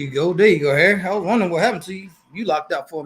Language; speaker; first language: English; native; English